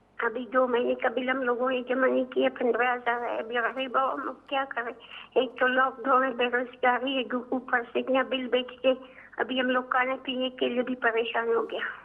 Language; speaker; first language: Urdu; non-native, local second language; Brahui